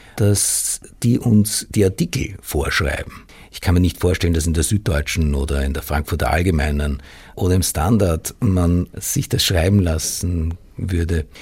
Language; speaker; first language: German; native; German